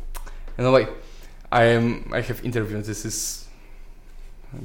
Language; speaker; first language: English; non-native, learner; Polish